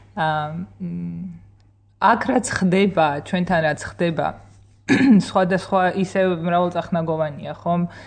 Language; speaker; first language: Georgian; native; Georgian